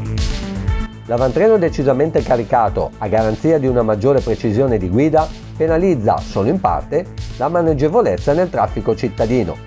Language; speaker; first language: Italian; native; Italian